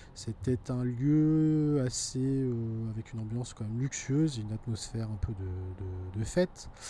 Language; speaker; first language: French; native; French